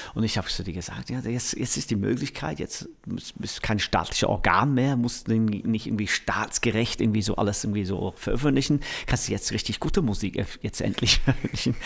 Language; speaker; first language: German; non-native, fluent; English